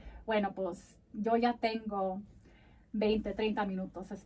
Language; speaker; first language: Spanish; early bilingual, heritage; Spanish